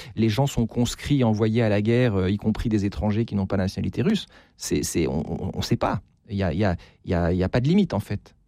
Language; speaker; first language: French; native; French